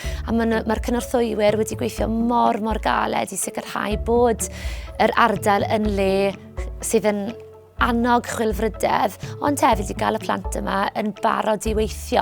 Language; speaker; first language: Welsh; native; Welsh